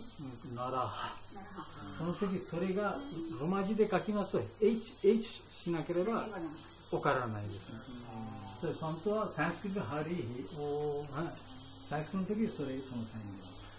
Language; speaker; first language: Japanese; non-native, learner; Bangla